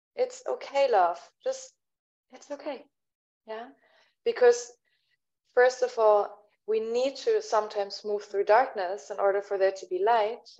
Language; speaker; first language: English; non-native, fluent; German